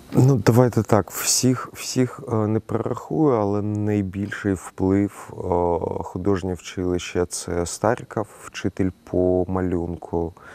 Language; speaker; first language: Ukrainian; non-native, local second language; Russian